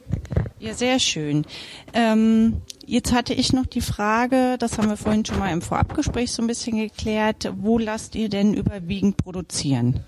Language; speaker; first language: German; native; German